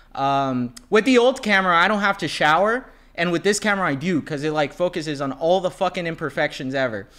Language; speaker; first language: English; early bilingual, other home language; Spanish